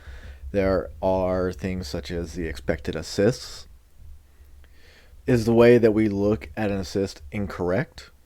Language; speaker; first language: English; native; English